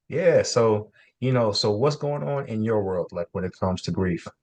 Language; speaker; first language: English; native; English